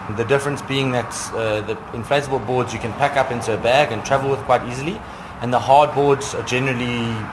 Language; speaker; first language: English; native; English